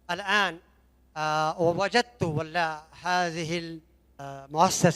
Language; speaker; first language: Arabic; non-native, learner; Urdu